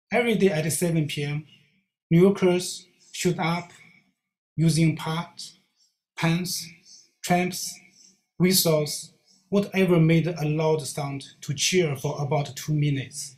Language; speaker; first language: English; non-native, learner; Chinese